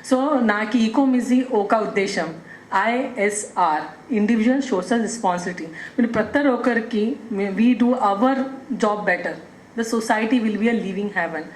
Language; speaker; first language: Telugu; non-native, local second language; Hindi